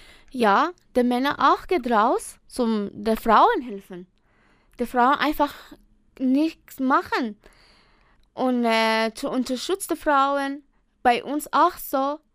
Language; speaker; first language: German; non-native, learner; Persian